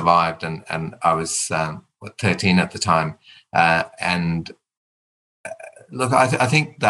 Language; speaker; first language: English; non-native, local second language; Tamil